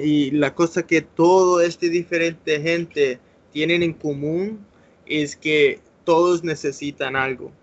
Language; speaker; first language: Spanish; early bilingual, heritage; English